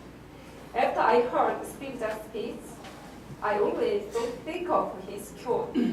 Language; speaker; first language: English; non-native, learner; Korean